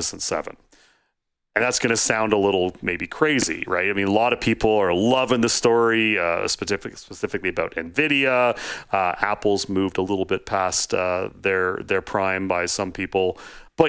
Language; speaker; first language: English; native; English